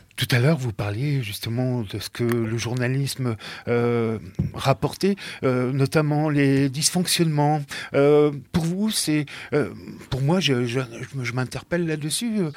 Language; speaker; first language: French; native; French